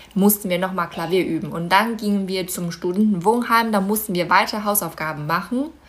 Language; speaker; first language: German; non-native, fluent; Chinese